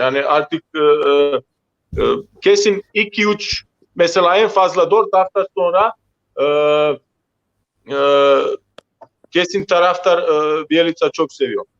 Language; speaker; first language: Turkish; non-native, learner; Croatian